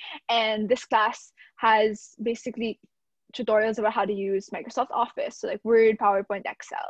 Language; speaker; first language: English; non-native, local second language; Filipino